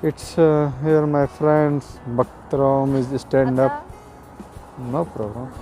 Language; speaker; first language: English; non-native, local second language; Hindi